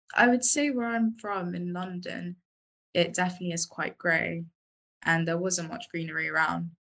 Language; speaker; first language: English; native; English